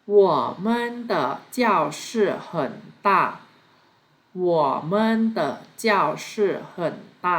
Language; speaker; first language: Chinese; non-native, fluent; Thai